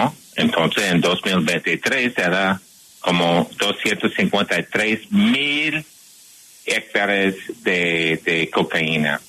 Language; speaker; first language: Spanish; non-native, fluent; English